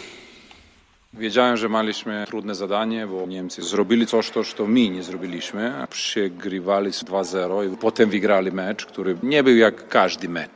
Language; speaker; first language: Polish; non-native, fluent; Serbian